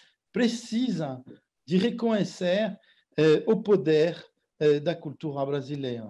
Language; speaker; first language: Portuguese; non-native, fluent; French